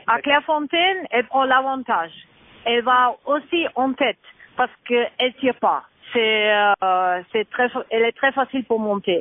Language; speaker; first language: French; non-native, learner; German